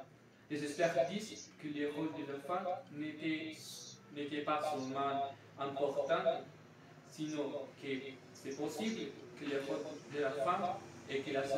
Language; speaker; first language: French; non-native, learner; Spanish